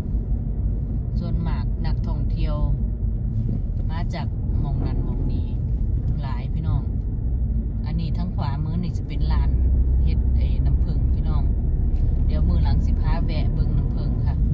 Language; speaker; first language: Thai; non-native, local second language; Lao